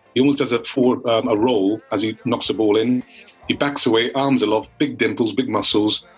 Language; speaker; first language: English; native; English